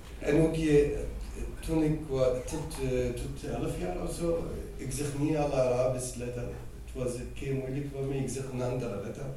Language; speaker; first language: Dutch; non-native, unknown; Arabic